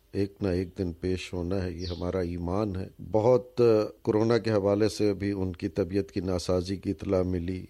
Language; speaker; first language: Urdu; native; Urdu